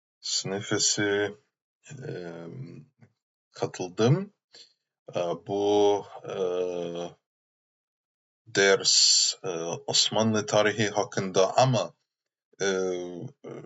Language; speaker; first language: Turkish; non-native, learner; English